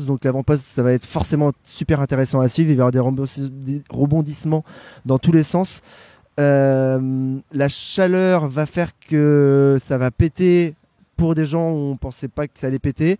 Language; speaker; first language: French; native; French